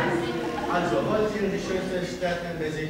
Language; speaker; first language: German; non-native, learner; Italian